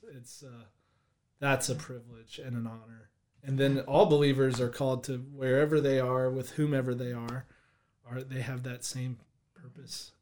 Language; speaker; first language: English; native; English